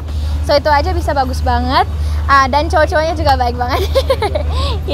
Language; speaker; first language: Indonesian; early bilingual, heritage; Indonesian